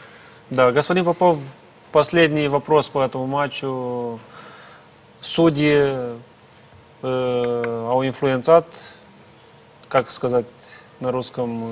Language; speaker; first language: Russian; non-native, local second language; Romanian